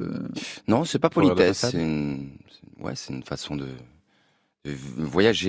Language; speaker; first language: French; native; French